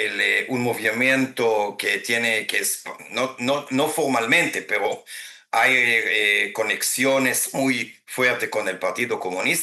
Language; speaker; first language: Spanish; non-native, fluent; Hebrew